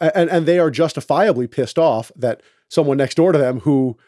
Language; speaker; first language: English; native; English